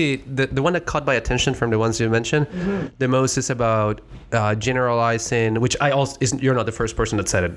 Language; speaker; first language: English; non-native, fluent; Spanish